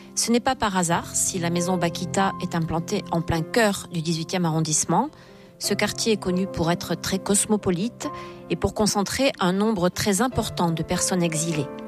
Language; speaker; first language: French; native; French